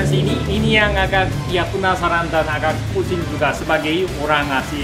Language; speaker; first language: Indonesian; non-native, learner; Korean